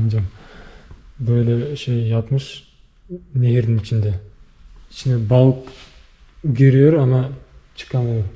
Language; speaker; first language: Turkish; non-native, learner; Bashkir